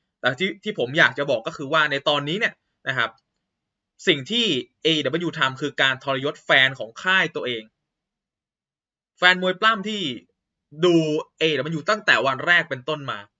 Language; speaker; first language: Thai; native; Thai